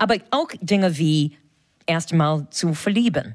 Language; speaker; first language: German; non-native, fluent; English